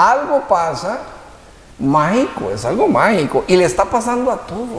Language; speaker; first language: Spanish; native; Spanish